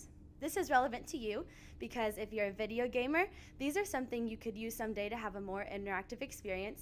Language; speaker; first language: English; native; English